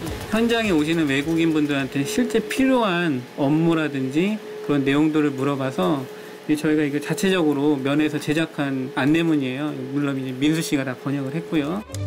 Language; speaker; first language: Korean; native; Korean